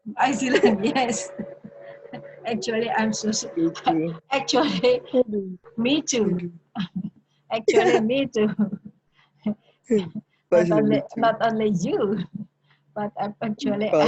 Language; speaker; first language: English; non-native, learner; Indonesian